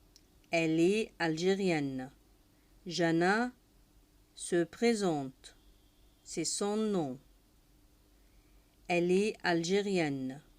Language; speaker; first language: French; non-native, fluent; Arabic